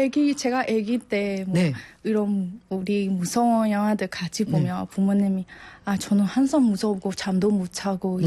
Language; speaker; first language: Korean; non-native, learner; Burmese